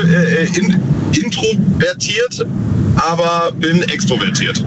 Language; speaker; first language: German; native; German